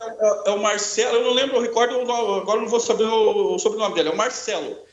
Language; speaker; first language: Portuguese; native; Portuguese